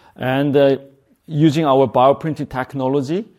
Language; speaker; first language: English; non-native, fluent; Korean